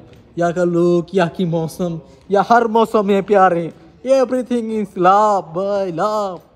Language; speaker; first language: Hindi; non-native, learner; Bangla